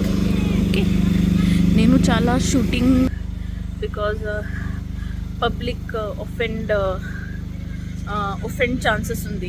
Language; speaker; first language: Telugu; non-native, learner; Marathi